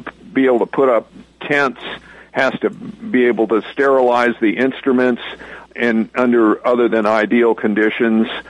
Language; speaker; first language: English; native; English